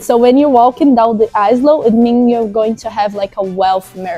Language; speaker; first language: English; non-native, fluent; Portuguese